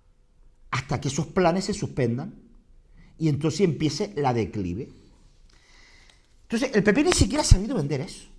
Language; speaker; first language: Spanish; native; Spanish